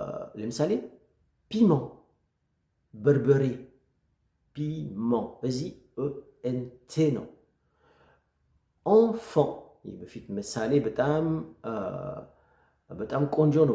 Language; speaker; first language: Amharic; non-native, learner; French